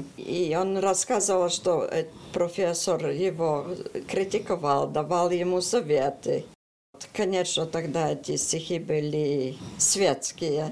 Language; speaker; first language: Russian; early bilingual, heritage; Russian